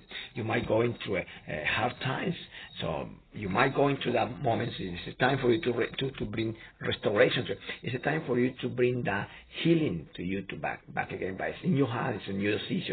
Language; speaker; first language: English; non-native, fluent; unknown